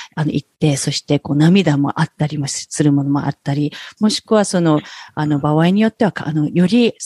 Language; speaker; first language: Japanese; native; Japanese